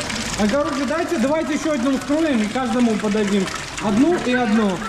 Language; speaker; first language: Russian; native; Russian